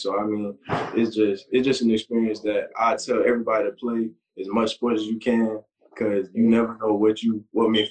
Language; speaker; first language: English; native; English